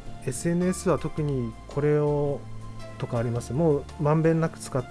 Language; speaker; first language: Japanese; native; Japanese